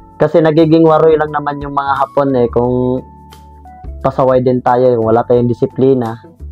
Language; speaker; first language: Filipino; native; Filipino